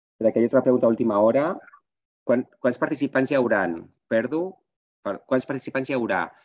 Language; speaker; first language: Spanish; non-native, local second language; Catalan